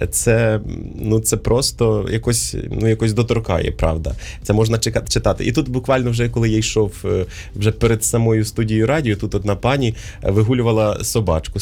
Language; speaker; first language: Ukrainian; native; Ukrainian